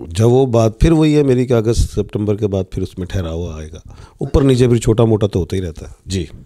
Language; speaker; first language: Urdu; non-native, local second language; Punjabi